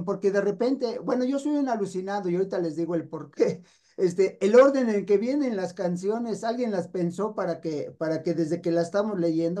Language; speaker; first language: Spanish; native; Spanish